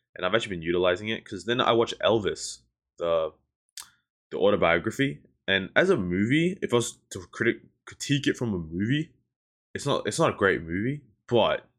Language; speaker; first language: English; native; English